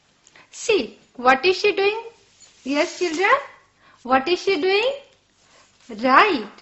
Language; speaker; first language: English; non-native, local second language; Gujarati